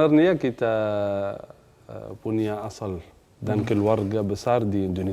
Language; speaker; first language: Indonesian; non-native, fluent; Arabic